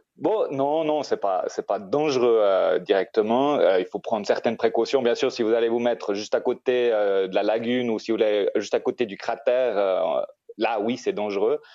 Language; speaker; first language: French; native; French